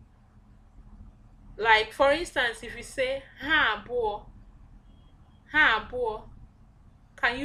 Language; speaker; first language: English; non-native, local second language; Igbo